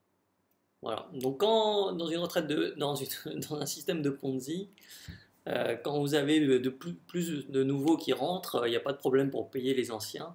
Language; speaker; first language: French; native; French